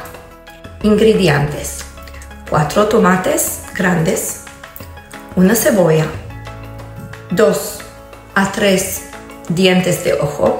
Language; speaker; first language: Spanish; non-native, learner; Hebrew